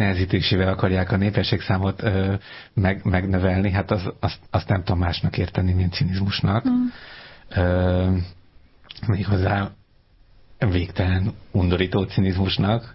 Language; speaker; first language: Hungarian; native; Hungarian